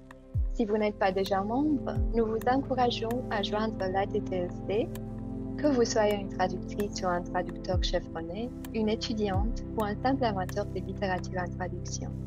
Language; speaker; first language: French; non-native, fluent; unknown